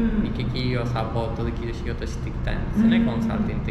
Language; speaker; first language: Japanese; non-native, fluent; Spanish